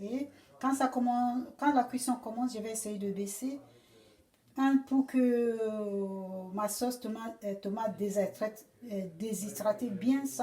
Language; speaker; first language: French; non-native, learner; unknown